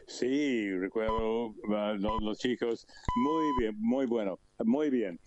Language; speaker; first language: Spanish; non-native, learner; English